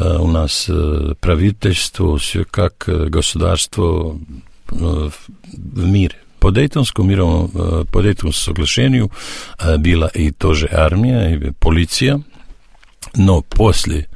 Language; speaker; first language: Russian; non-native, learner; Serbian